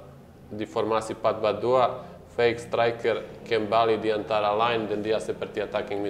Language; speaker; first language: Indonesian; non-native, learner; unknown